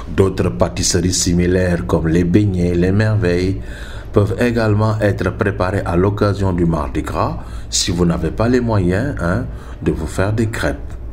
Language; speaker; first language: French; non-native, local second language; Wolof